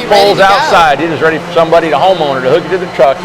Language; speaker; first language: English; native; English